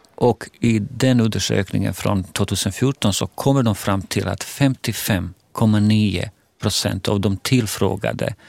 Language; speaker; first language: Swedish; non-native, fluent; Bosnian